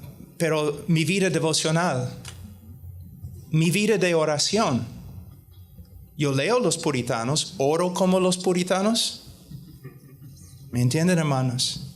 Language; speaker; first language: Spanish; non-native, fluent; English